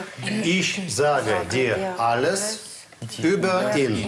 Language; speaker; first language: German; non-native, fluent; Russian